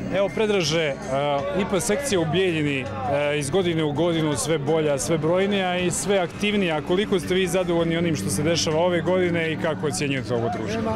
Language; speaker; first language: Serbian; native; Serbian